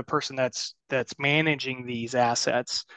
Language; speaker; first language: English; native; English